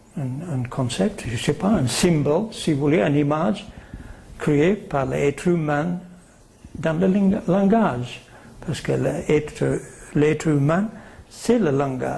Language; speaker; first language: French; non-native, learner; English